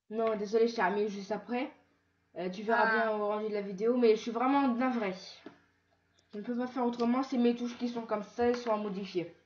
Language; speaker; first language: French; native; French